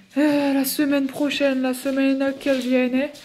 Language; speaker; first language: French; native; French